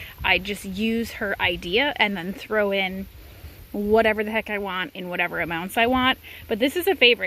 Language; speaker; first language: English; native; English